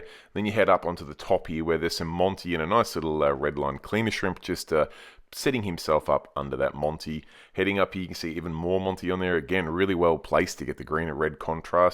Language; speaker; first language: English; native; English